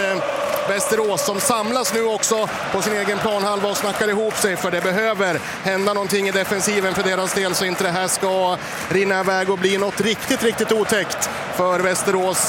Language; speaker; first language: Swedish; native; Swedish